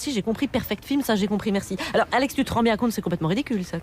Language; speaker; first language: French; native; French